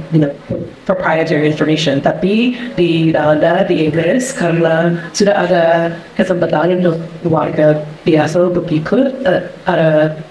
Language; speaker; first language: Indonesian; non-native, fluent; English